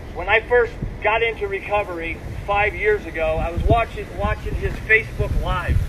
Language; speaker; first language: English; native; English